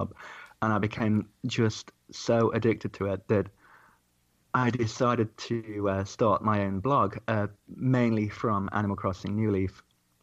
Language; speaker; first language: English; native; English